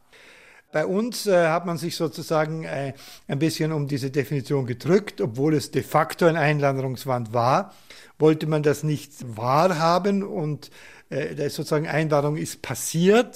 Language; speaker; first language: German; native; German